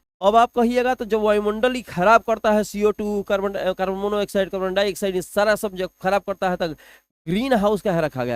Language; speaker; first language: Hindi; native; Hindi